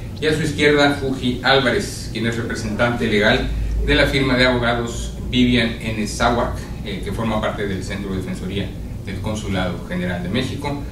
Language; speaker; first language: Spanish; native; Spanish